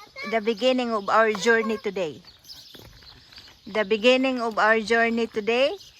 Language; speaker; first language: English; non-native, local second language; Filipino